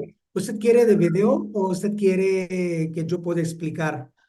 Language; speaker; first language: Spanish; non-native, learner; Hindi